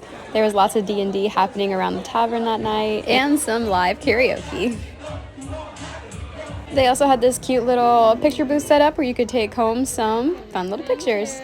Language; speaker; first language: English; native; English